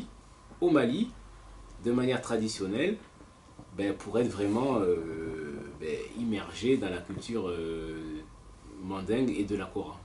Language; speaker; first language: French; native; French